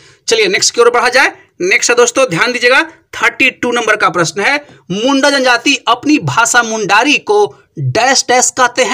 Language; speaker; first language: Hindi; native; Hindi